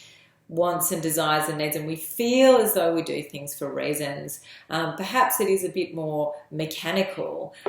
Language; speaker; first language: English; native; English